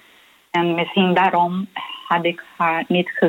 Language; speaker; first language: Dutch; non-native, learner; Portuguese